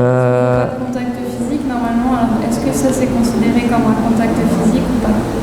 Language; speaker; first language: French; native; French